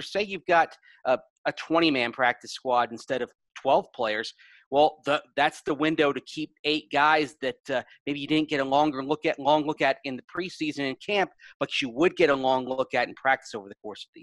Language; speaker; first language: English; native; English